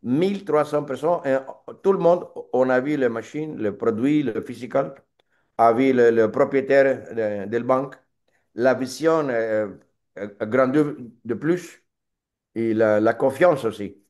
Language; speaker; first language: French; non-native, learner; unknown